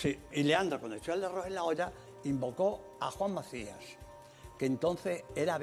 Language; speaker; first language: Spanish; native; Spanish